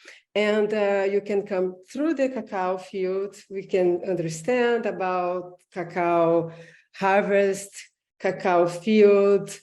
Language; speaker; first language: English; non-native, learner; Portuguese